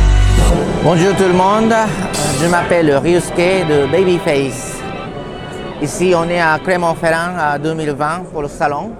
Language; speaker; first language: French; non-native, learner; Japanese